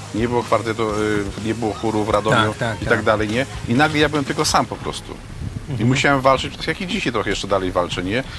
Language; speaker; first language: Polish; native; Polish